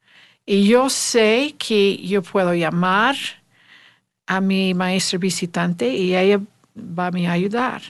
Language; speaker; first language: Spanish; non-native, learner; English